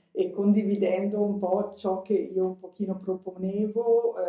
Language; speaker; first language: Italian; native; Italian